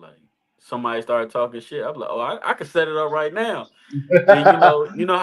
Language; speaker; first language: English; native; English